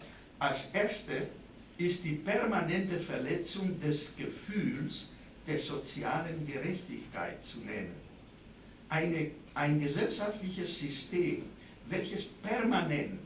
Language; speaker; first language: German; non-native, fluent; Greek